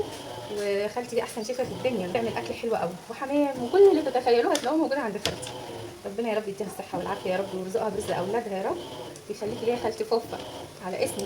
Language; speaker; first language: Arabic; native; Arabic